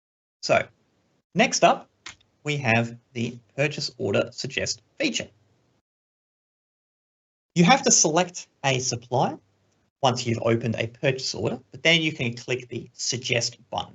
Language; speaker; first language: English; native; English